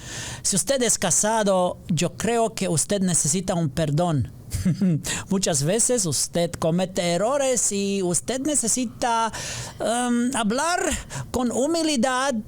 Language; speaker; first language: Spanish; non-native, learner; English